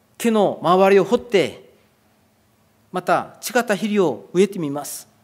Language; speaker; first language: Japanese; non-native, fluent; Korean